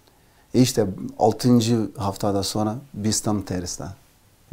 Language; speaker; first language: Turkish; non-native, learner; Portuguese